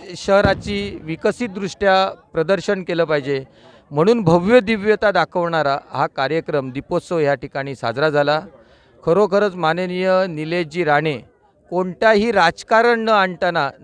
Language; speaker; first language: Marathi; native; Marathi